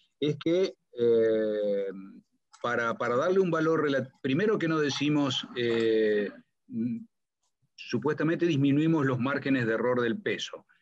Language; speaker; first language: Spanish; native; Spanish